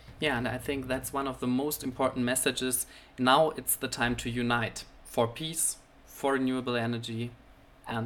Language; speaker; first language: English; non-native, fluent; German